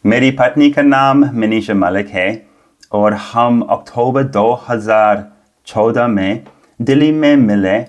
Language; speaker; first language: Hindi; non-native, fluent; English